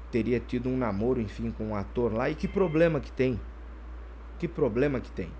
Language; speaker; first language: Portuguese; native; Portuguese